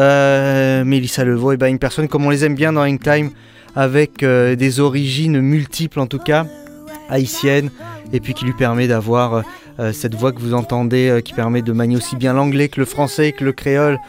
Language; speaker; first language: French; native; French